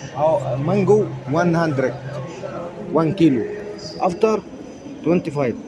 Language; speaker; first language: English; non-native, learner; Arabic